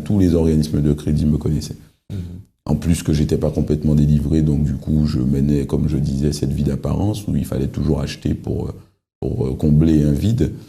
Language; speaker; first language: French; native; French